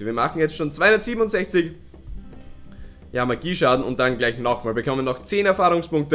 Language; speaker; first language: German; native; German